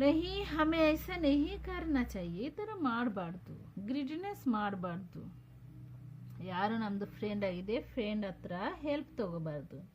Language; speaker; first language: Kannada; non-native, local second language; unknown